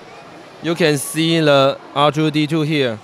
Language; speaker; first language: English; non-native, learner; Chinese